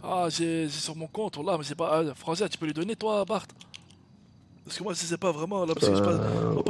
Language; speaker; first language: French; native; French